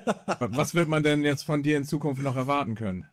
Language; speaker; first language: German; native; German